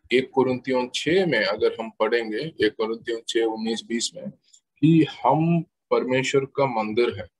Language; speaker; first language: Hindi; non-native, local second language; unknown